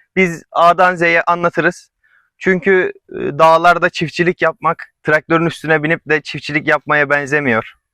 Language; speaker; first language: Turkish; native; Turkish